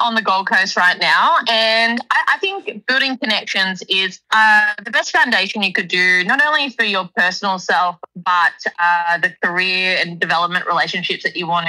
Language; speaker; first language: English; native; English